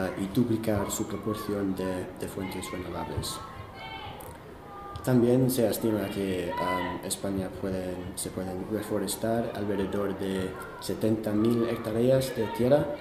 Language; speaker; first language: Spanish; non-native, fluent; English